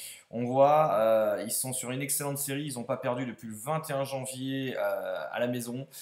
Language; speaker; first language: French; native; French